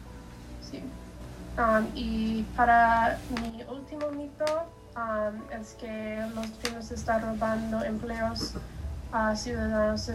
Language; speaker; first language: Spanish; non-native, learner; English